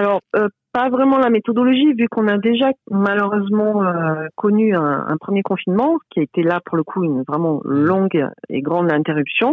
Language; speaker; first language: French; native; French